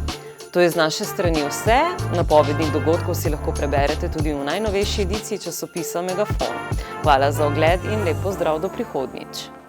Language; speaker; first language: Slovenian; native; Slovenian